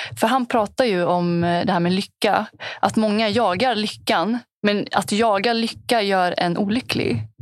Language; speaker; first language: Swedish; early bilingual, other home language; Punjabi